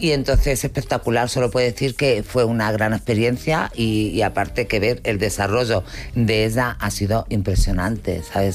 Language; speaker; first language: Spanish; native; Spanish